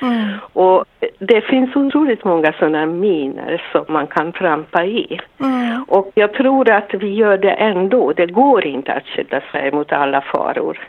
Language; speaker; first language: Swedish; non-native, fluent; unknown